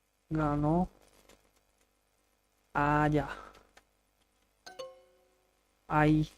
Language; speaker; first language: Spanish; non-native, learner; English